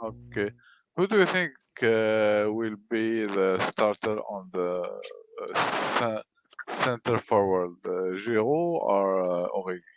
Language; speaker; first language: English; non-native, learner; French